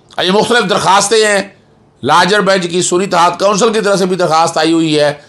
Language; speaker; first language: Urdu; non-native, local second language; Punjabi